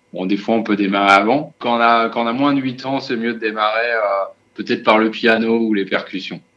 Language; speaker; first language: French; native; French